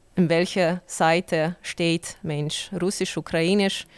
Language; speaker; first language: German; non-native, fluent; Ukrainian